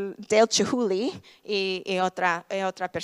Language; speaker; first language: Spanish; non-native, learner; English